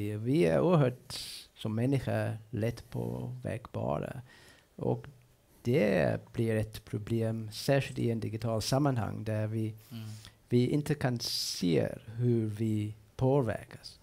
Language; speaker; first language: Swedish; non-native, fluent; English